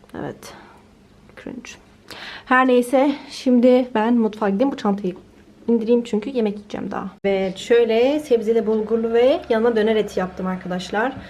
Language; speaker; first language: Turkish; early bilingual, heritage; Turkish